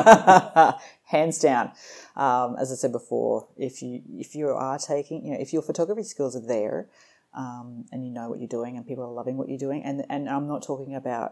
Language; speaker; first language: English; native; English